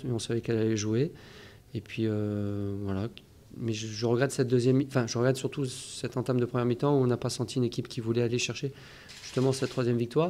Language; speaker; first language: French; native; French